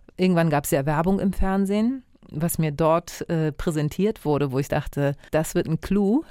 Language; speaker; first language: German; early bilingual, other home language; Greek